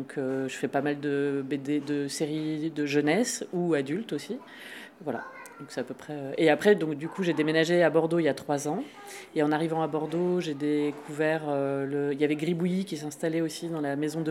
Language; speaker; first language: French; native; French